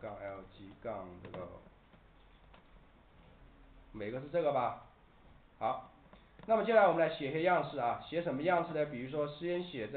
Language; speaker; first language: Chinese; native; Chinese